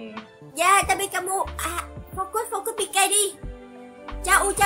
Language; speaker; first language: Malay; non-native, learner; Vietnamese